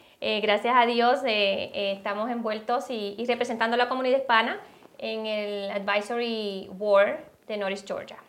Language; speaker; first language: Spanish; native; Spanish